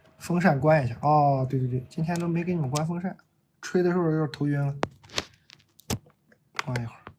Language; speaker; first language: Chinese; native; Chinese